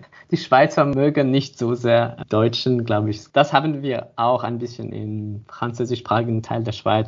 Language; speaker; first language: German; non-native, fluent; French